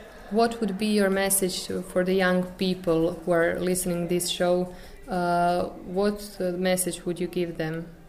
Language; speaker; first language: English; non-native, fluent; Croatian